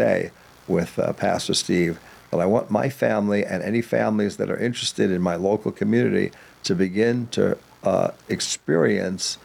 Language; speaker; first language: English; native; English